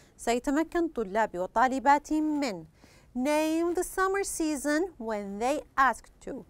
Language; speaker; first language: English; non-native, fluent; Arabic